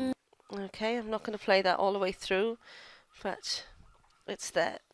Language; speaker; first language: English; native; English